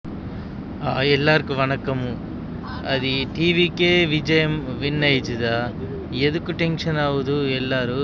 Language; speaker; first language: Tamil; non-native, learner; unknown